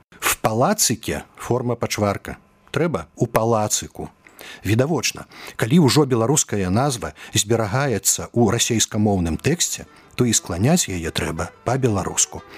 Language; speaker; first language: Belarusian; native; Belarusian